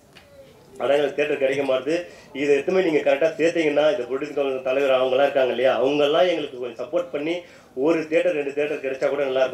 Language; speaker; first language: Tamil; native; Tamil